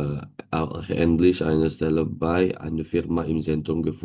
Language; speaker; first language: German; non-native, learner; Indonesian